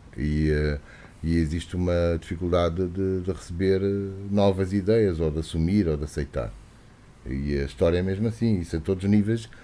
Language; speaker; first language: Portuguese; native; Portuguese